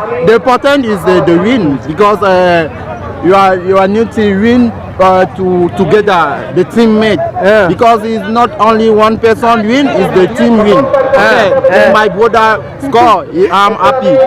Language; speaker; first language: English; non-native, learner; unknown